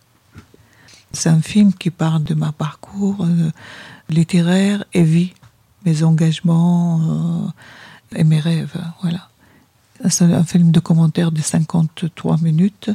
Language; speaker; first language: French; non-native, fluent; Arabic